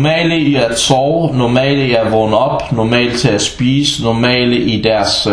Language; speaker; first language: Danish; non-native, fluent; Arabic